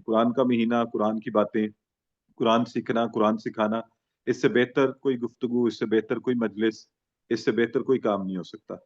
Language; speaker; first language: Urdu; native; Urdu